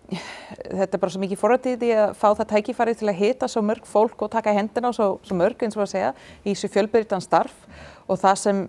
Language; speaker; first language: Icelandic; non-native, learner; English